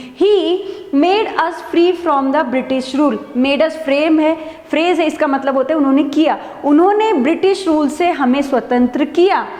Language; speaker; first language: Hindi; native; Hindi